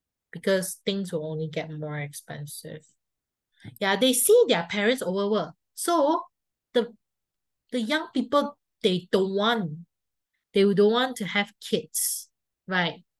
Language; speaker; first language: English; non-native, local second language; Chinese